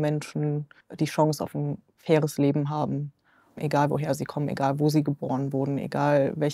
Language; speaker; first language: German; native; German